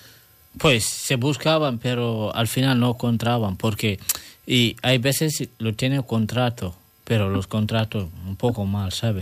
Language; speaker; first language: Spanish; non-native, learner; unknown